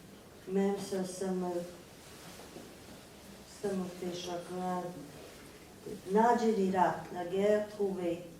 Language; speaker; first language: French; non-native, fluent; Serbian